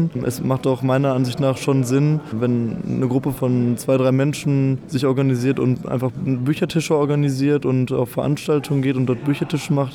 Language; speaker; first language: German; native; German